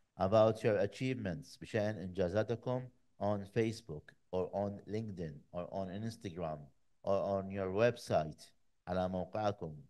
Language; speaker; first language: English; non-native, fluent; Arabic